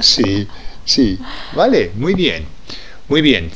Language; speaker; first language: Spanish; non-native, fluent; English